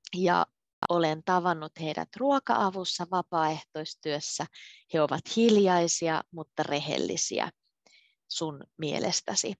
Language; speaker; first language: Finnish; native; Finnish